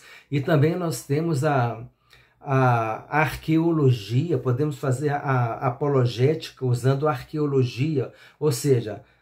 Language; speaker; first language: Portuguese; native; Portuguese